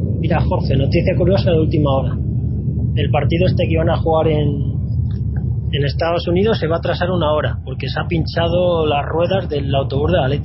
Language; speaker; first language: Spanish; native; Spanish